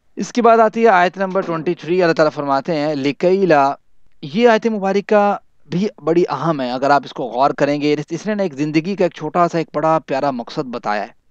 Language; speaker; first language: Urdu; non-native, local second language; Punjabi